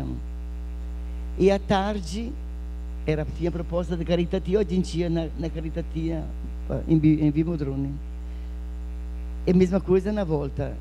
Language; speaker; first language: Portuguese; non-native, fluent; Italian